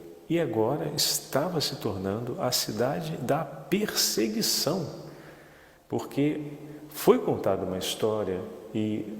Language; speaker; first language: Portuguese; native; Portuguese